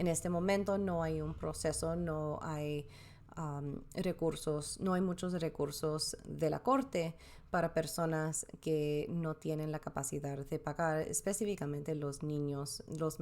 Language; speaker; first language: Spanish; early bilingual, heritage; Spanish